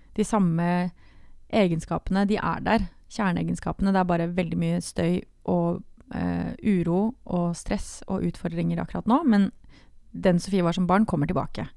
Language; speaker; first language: Norwegian; native; Norwegian